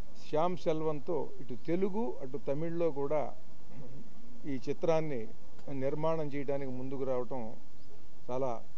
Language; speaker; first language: Telugu; native; Telugu